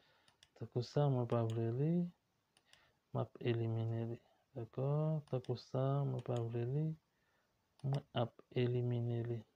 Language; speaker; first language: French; non-native, learner; Haitian Creole